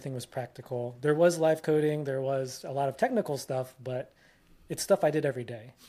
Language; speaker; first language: English; early bilingual, other home language; Filipino